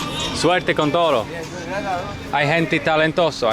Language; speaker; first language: Spanish; non-native, learner; English